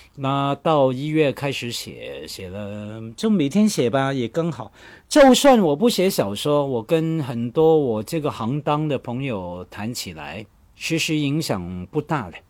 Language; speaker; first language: Chinese; non-native, local second language; Cantonese